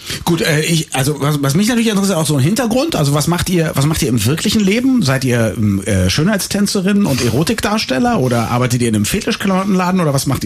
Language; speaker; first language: German; native; German